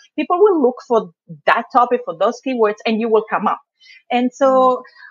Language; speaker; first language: English; non-native, fluent; Italian